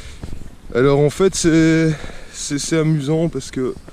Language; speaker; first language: French; native; French